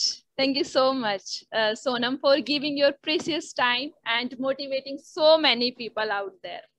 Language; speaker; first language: English; non-native, learner; Hindi